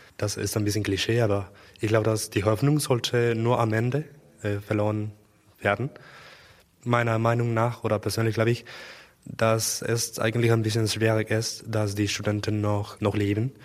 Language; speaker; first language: German; non-native, learner; Spanish